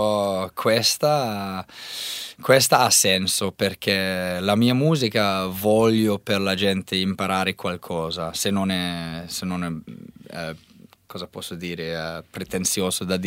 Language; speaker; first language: Italian; non-native, learner; English